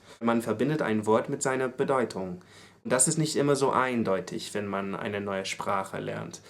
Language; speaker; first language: German; non-native, fluent; English